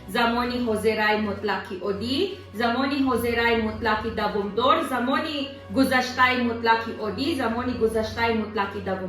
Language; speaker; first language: Persian; non-native, learner; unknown